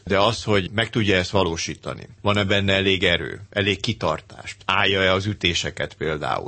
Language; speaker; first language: Hungarian; native; Hungarian